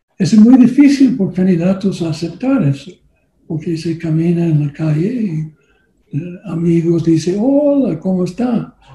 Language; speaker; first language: Spanish; non-native, learner; English